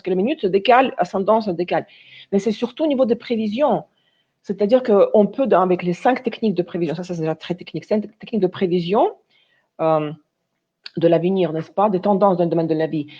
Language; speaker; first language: French; non-native, fluent; Russian